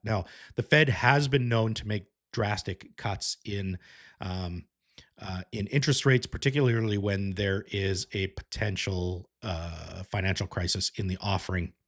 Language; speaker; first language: English; native; English